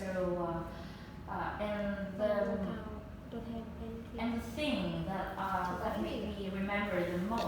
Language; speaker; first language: English; non-native, fluent; Vietnamese